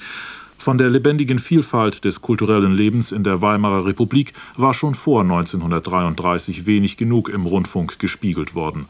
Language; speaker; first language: German; native; German